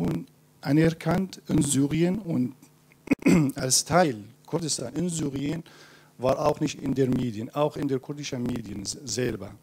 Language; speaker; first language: German; non-native, fluent; Kurdish